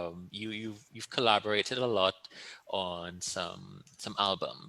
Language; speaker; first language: English; native; English